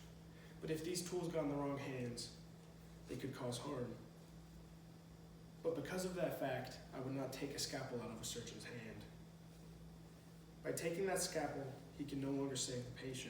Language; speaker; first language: English; native; English